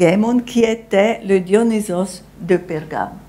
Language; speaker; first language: French; non-native, fluent; Italian